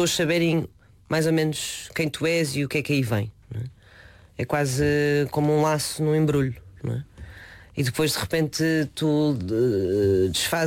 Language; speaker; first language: Portuguese; non-native, local second language; Chinese